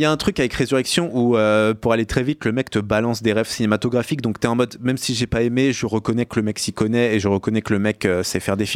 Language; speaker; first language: French; native; French